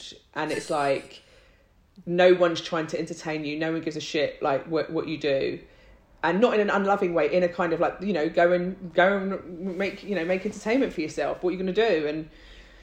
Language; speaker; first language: English; native; English